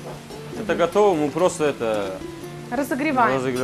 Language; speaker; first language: Russian; non-native, learner; Turkish